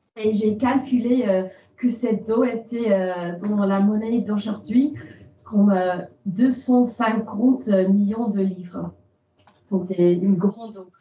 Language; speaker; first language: French; non-native, fluent; English